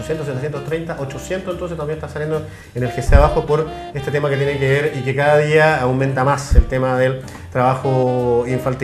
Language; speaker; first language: Spanish; native; Spanish